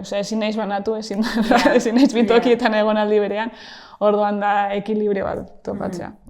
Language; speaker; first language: Basque; non-native, local second language; Spanish